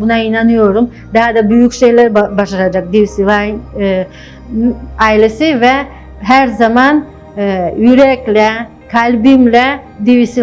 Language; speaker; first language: Turkish; non-native, fluent; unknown